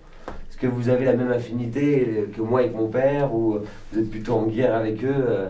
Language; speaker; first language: French; native; French